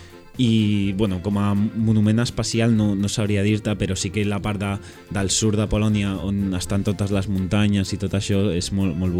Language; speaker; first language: Catalan; early bilingual, heritage; Catalan